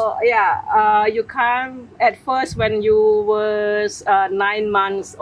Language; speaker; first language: English; non-native, fluent; Indonesian